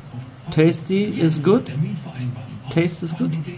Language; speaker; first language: English; non-native, learner; German